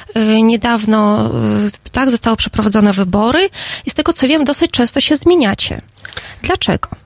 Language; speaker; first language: Polish; non-native, fluent; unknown